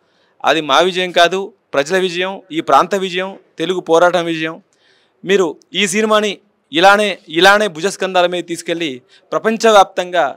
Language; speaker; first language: Telugu; native; Telugu